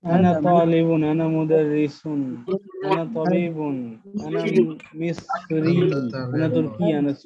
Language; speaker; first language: Arabic; non-native, learner; Bangla